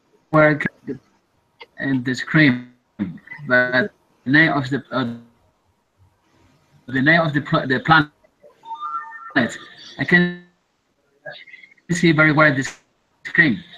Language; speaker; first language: English; non-native, learner; Spanish